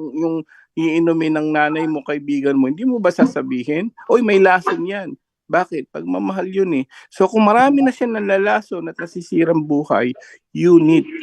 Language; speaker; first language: Filipino; native; Filipino